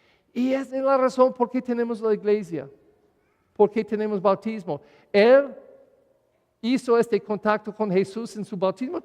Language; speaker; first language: Spanish; non-native, learner; English